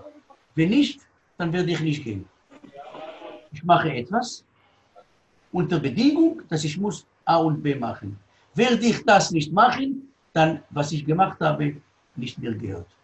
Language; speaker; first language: German; non-native, learner; Hebrew